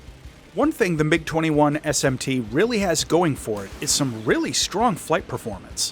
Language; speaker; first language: English; native; English